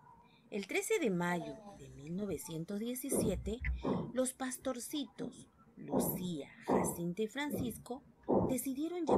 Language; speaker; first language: Spanish; native; Spanish